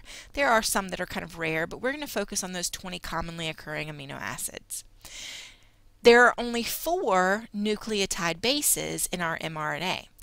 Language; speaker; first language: English; native; English